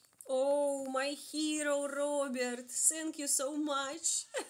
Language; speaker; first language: English; non-native, learner; Russian